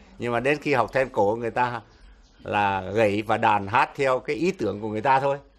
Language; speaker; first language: Vietnamese; non-native, local second language; Tày